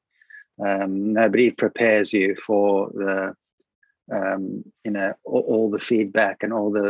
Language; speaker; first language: English; native; English